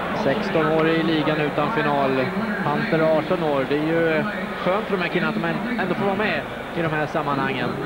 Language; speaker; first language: Swedish; native; Swedish